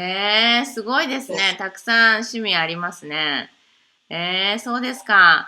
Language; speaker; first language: Japanese; native; Japanese